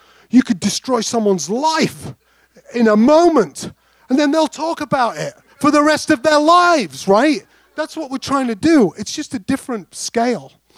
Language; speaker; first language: English; native; English